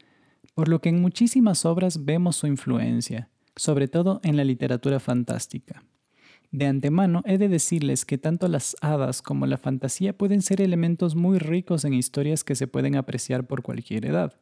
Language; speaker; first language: Spanish; native; Spanish